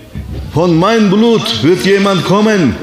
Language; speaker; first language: German; non-native, fluent; Turkish